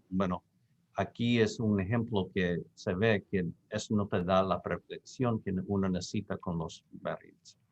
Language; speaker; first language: Spanish; non-native, fluent; English